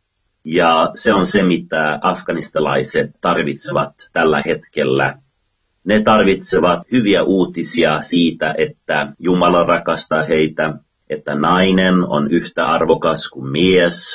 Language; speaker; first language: Finnish; non-native, fluent; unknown